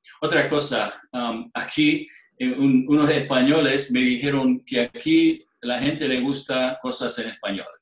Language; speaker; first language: Spanish; non-native, fluent; English